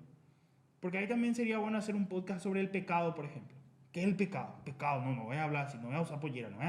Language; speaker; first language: Spanish; native; Spanish